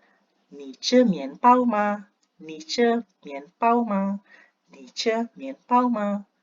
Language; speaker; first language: Chinese; non-native, learner; Indonesian